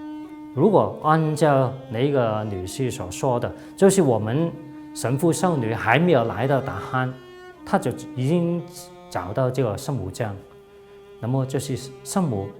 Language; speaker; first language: Chinese; non-native, local second language; Cantonese